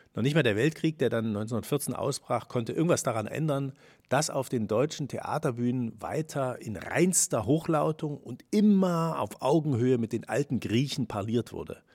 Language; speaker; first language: German; native; German